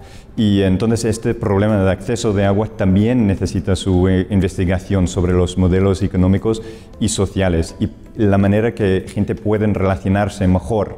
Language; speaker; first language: Spanish; non-native, fluent; English